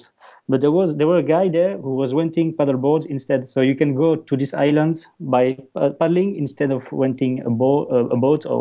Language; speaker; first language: English; non-native, fluent; French